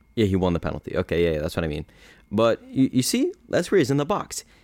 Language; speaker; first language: English; early bilingual, other home language; Greek